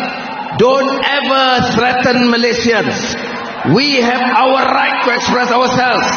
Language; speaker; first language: English; non-native, local second language; Malay